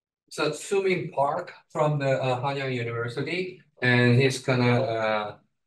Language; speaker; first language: English; non-native, fluent; Korean